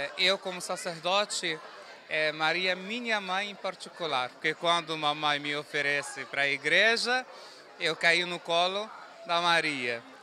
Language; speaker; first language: Portuguese; non-native, fluent; Arabic